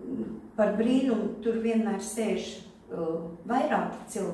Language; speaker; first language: Latvian; non-native, local second language; Russian